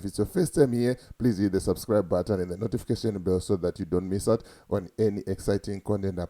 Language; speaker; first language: English; non-native, local second language; Shona